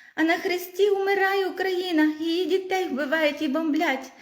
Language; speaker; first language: Ukrainian; native; Ukrainian